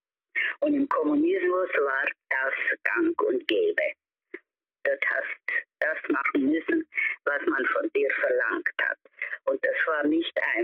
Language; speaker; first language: German; early bilingual, heritage; German